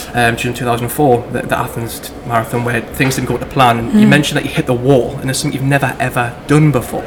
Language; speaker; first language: English; native; English